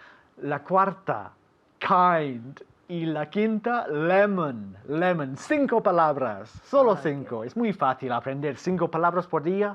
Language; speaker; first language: Spanish; non-native, fluent; English